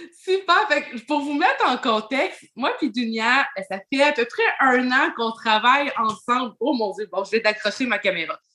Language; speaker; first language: French; native; French